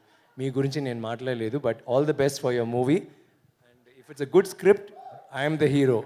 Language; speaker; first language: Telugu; non-native, learner; Tamil